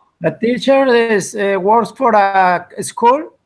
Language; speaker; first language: English; non-native, learner; Spanish